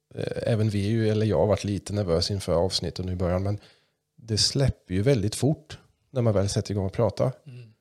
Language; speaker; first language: Swedish; non-native, local second language; German